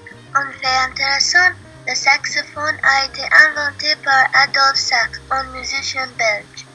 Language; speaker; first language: French; non-native, learner; English